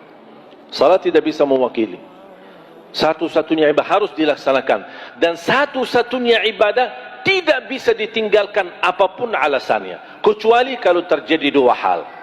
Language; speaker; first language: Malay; non-native, fluent; Arabic